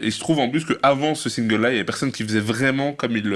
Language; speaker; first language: French; native; French